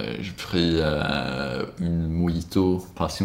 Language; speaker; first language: French; non-native, learner; Swedish